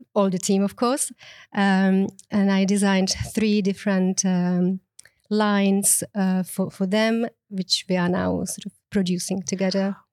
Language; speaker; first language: English; non-native, fluent; Czech